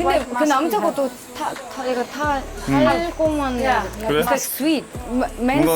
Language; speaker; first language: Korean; non-native, learner; Greek